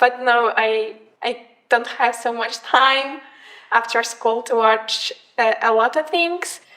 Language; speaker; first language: English; non-native, fluent; Polish